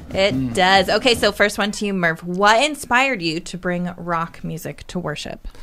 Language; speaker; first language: English; native; English